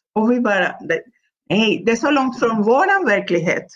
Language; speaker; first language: Swedish; non-native, fluent; Spanish